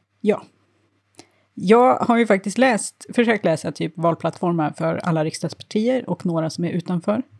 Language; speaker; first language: Swedish; native; Swedish